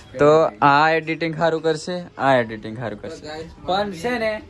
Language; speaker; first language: Gujarati; non-native, local second language; Rathawi